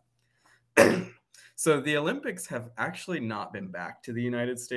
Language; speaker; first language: English; native; English